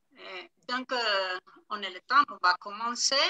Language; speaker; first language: French; non-native, fluent; Spanish